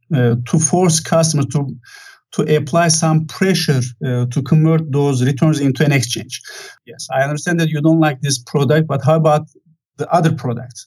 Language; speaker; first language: English; non-native, fluent; Turkish